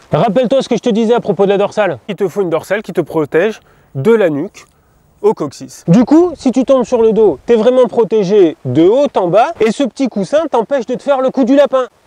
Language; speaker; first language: French; native; French